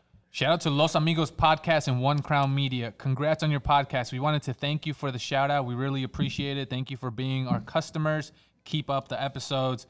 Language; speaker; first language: English; early bilingual, other home language; Spanish